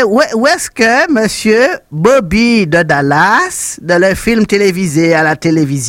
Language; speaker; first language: French; native; French